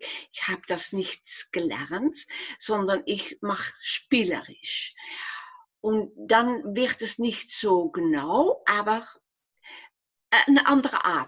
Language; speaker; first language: German; non-native, fluent; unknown